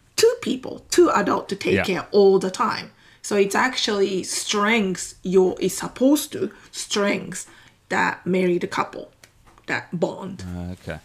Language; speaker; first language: English; non-native, fluent; Japanese